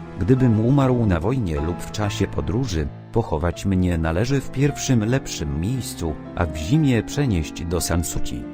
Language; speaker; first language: Polish; native; Polish